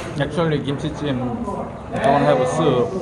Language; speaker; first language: English; non-native, learner; Korean